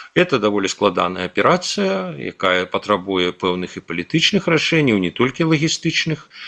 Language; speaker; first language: Belarusian; non-native, local second language; Russian